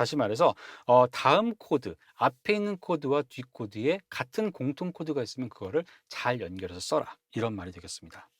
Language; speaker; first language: Korean; native; Korean